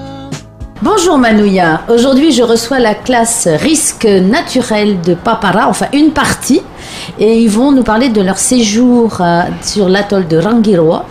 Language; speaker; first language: French; native; French